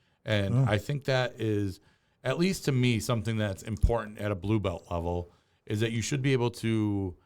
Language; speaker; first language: English; native; English